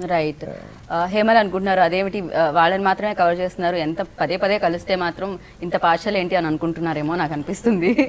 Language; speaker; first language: Telugu; native; Telugu